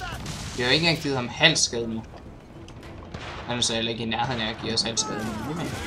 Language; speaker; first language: Danish; native; Danish